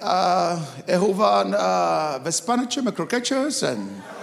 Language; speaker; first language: Dutch; non-native, learner; English